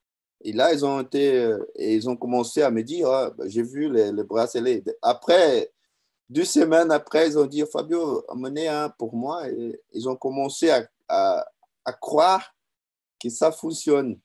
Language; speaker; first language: French; non-native, learner; Portuguese